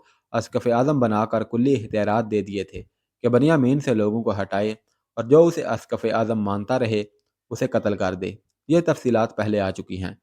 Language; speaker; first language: Urdu; native; Urdu